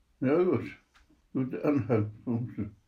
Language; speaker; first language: German; non-native, fluent; Polish